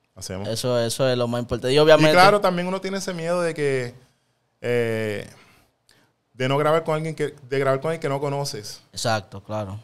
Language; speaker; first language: Spanish; native; Spanish